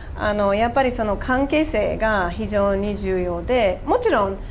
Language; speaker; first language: Japanese; non-native, fluent; English